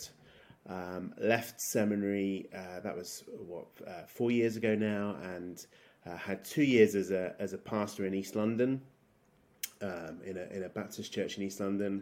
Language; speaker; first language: English; native; English